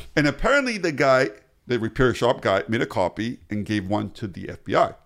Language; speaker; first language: English; early bilingual, other home language; Chinese